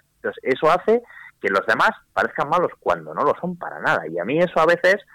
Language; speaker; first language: Spanish; native; Spanish